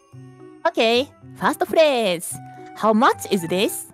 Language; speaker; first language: English; non-native, learner; Japanese